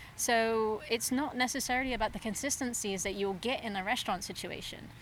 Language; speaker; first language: English; native; English